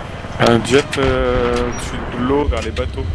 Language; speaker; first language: French; native; French